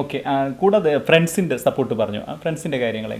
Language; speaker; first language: Malayalam; native; Malayalam